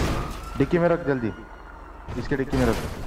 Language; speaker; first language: Hindi; native; Hindi